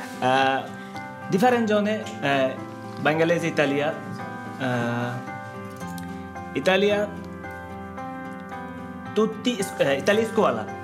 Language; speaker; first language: Italian; non-native, learner; Bangla